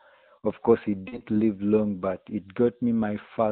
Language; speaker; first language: English; non-native, local second language; Ganda